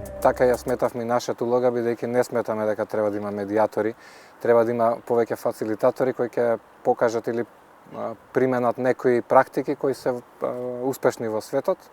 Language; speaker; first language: Macedonian; native; Macedonian